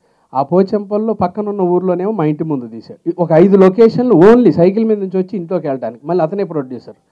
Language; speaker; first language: Telugu; native; Telugu